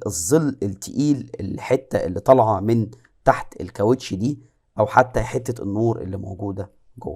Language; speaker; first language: Arabic; native; Arabic